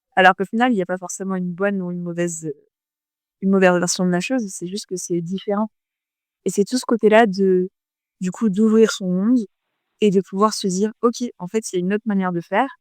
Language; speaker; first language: French; native; French